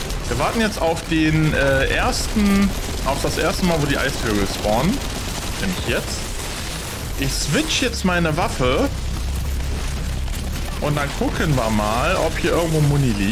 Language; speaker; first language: German; native; German